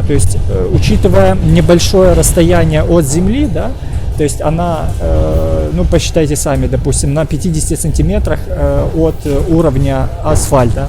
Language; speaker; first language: Russian; native; Russian